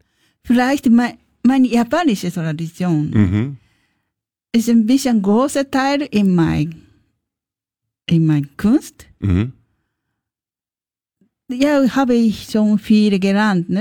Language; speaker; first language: German; non-native, learner; Japanese